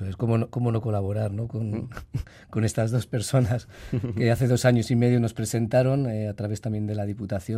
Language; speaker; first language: Spanish; native; Spanish